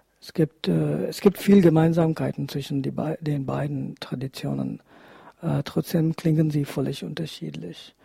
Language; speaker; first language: German; non-native, fluent; Hindi